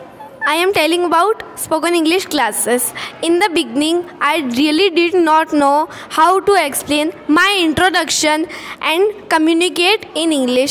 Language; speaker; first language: English; non-native, learner; Hindi